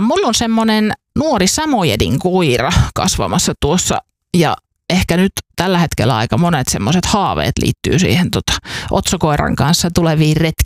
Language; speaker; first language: Finnish; native; Finnish